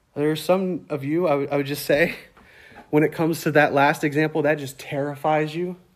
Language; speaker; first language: English; native; English